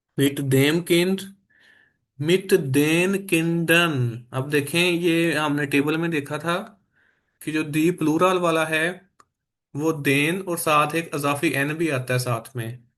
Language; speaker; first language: Urdu; native; Urdu